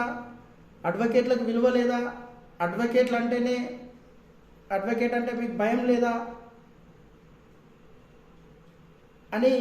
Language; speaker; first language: Telugu; native; Telugu